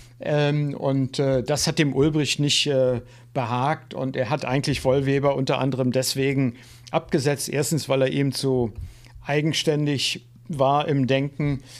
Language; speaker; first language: German; native; German